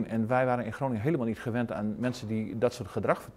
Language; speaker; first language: Dutch; native; Dutch